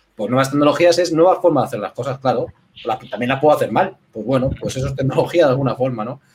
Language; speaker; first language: Spanish; native; Spanish